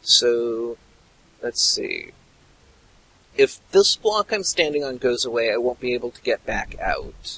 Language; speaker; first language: English; native; English